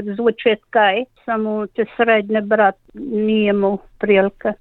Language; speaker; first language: Slovenian; native; Slovenian